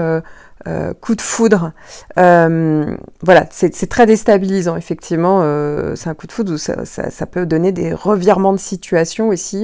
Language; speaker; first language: French; native; French